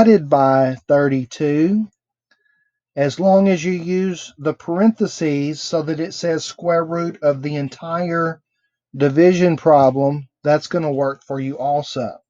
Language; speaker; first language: English; native; English